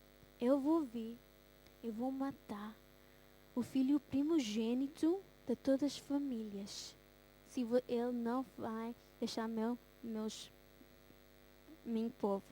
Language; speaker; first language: Portuguese; early bilingual, heritage; Portuguese